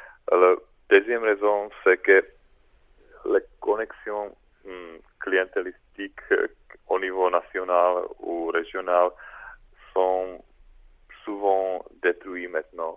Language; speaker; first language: French; non-native, fluent; Czech